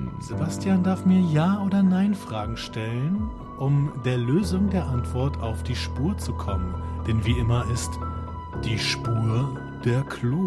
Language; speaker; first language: German; native; German